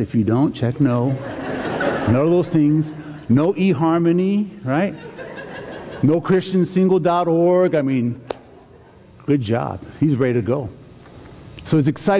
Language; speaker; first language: English; native; English